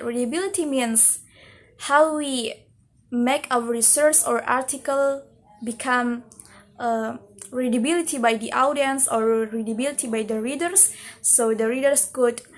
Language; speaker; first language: English; non-native, learner; Indonesian